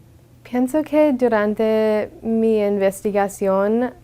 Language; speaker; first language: Spanish; non-native, learner; English